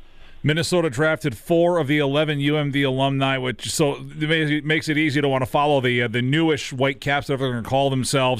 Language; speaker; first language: English; native; English